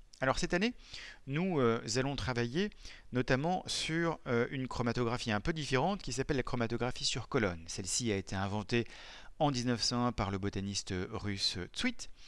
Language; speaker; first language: French; native; French